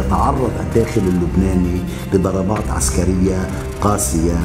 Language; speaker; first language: Arabic; native; Arabic